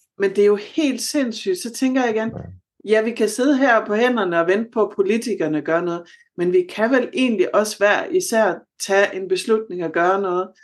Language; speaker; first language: Danish; native; Danish